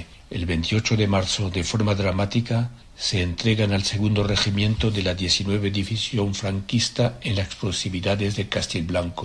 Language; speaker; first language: Spanish; native; Spanish